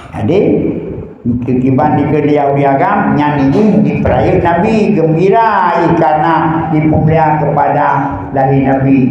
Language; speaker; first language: Malay; non-native, local second language; Achinese